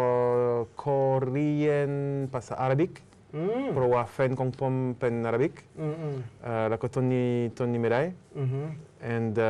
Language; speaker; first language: Thai; non-native, learner; French